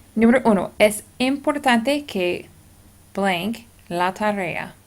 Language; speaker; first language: Spanish; non-native, fluent; English